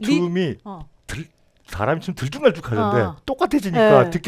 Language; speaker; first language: Korean; native; Korean